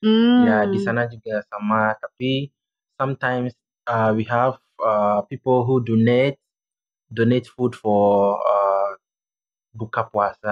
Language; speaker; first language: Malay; non-native, learner; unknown